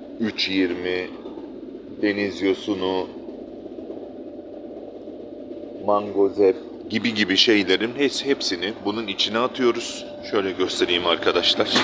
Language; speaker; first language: Turkish; native; Turkish